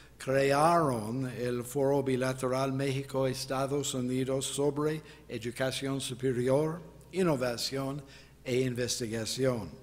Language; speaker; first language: Spanish; non-native, fluent; English